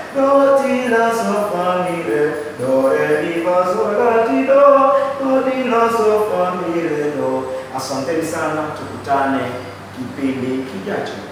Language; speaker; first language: Swahili; native; Swahili